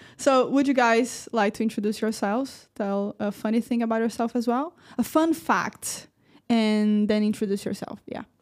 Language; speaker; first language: English; non-native, fluent; Portuguese